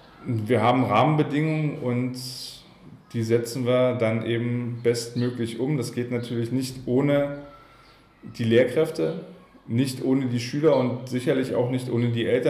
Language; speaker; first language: German; native; German